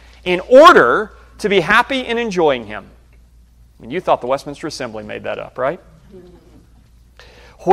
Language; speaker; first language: English; native; English